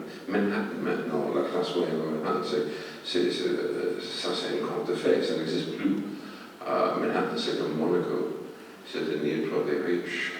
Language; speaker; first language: French; non-native, fluent; English